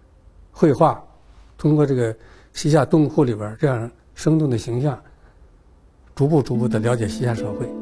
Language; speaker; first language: Chinese; native; Chinese